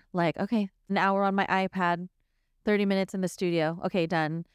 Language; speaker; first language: English; native; English